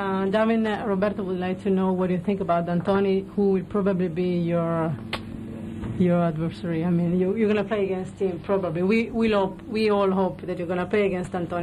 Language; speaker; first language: English; non-native, fluent; Italian